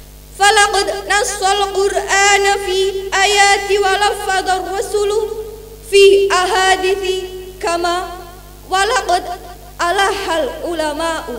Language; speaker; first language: Arabic; non-native, learner; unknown